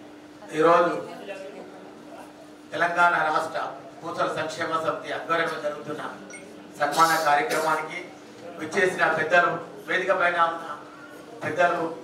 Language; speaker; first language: Telugu; native; Telugu